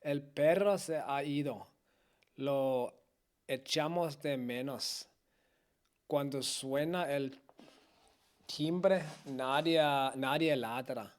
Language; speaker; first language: Spanish; non-native, learner; Danish